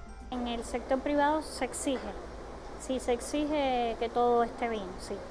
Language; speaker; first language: Portuguese; non-native, fluent; Spanish